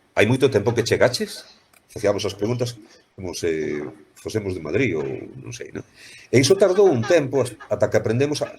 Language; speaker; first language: Galician; native; Galician